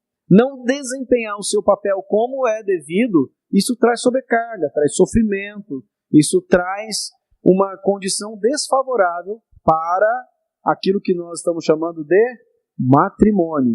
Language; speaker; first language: Portuguese; native; Portuguese